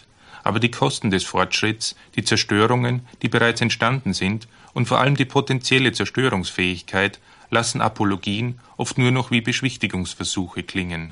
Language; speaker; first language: German; native; German